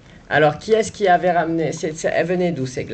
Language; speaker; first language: French; native; French